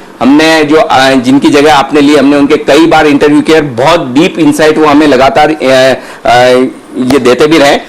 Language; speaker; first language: Hindi; native; Hindi